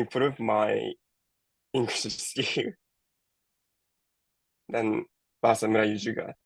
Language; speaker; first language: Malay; non-native, learner; Japanese